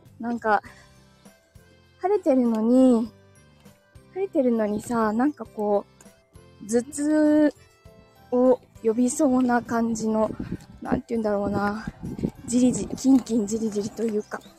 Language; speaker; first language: Japanese; native; Japanese